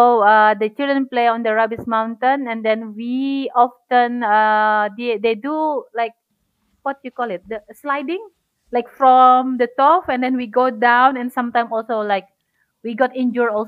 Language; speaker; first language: English; non-native, fluent; Indonesian